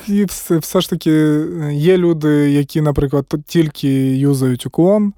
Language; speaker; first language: Ukrainian; non-native, local second language; Russian